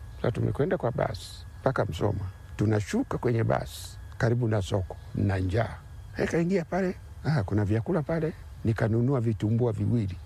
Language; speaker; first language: Swahili; non-native, local second language; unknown